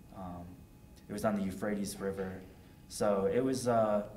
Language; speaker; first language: English; native; English